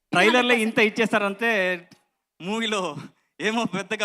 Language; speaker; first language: Telugu; non-native, learner; Kannada